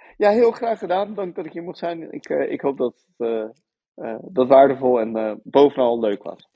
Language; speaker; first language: Dutch; early bilingual, other home language; Persian